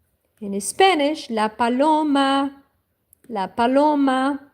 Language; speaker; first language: Spanish; non-native, fluent; Portuguese